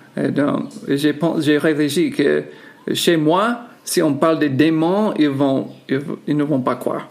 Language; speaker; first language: French; non-native, fluent; English